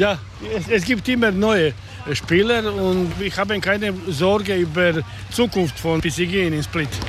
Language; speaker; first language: German; non-native, learner; Croatian